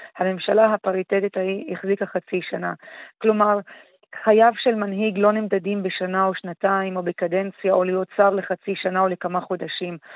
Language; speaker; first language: Hebrew; non-native, local second language; Arabic